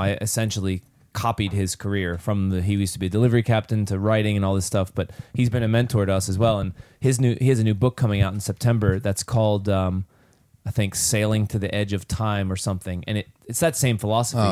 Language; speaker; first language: English; native; English